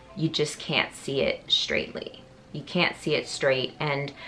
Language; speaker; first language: English; native; English